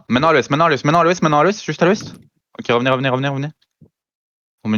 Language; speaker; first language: French; native; French